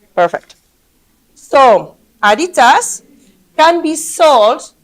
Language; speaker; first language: English; non-native, fluent; Basque